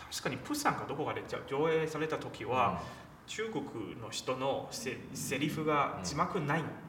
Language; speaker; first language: Japanese; non-native, fluent; Chinese